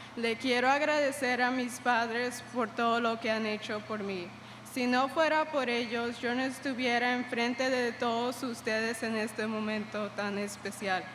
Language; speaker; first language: Spanish; early bilingual, heritage; Spanish